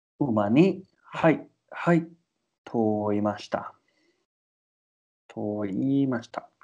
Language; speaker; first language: Japanese; non-native, learner; English